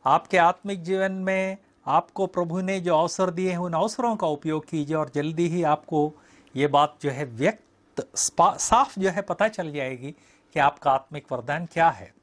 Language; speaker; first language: Hindi; native; Hindi